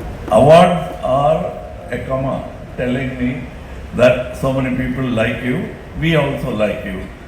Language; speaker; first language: English; non-native, local second language; Tamil